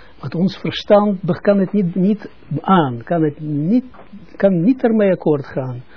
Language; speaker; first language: Dutch; non-native, fluent; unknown